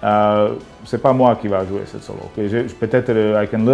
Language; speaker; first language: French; non-native, learner; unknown